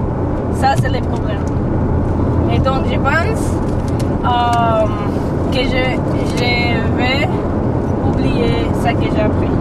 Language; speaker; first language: French; non-native, learner; Spanish